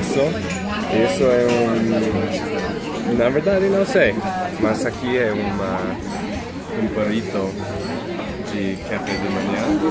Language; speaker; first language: Portuguese; non-native, fluent; English